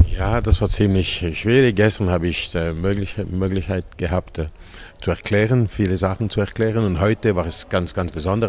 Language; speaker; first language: German; non-native, local second language; French